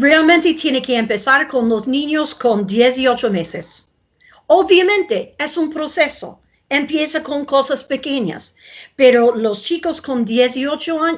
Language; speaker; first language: Spanish; non-native, fluent; English